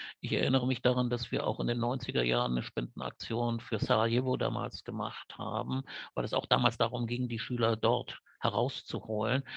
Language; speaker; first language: German; native; German